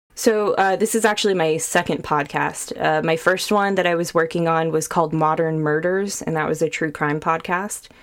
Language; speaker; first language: English; native; English